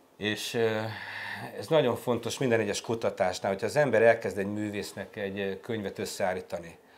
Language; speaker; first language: Hungarian; native; Hungarian